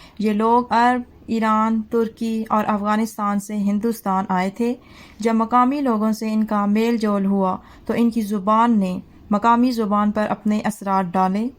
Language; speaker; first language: Urdu; non-native, local second language; Punjabi